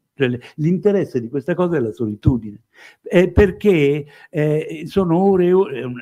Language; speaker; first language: Italian; native; Italian